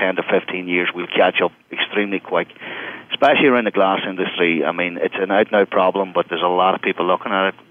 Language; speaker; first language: English; native; English